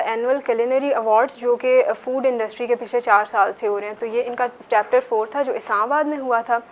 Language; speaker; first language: Urdu; native; Urdu